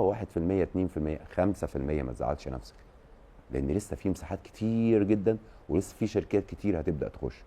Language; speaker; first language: Arabic; native; Arabic